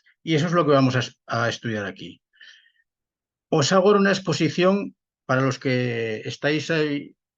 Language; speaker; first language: Spanish; native; Spanish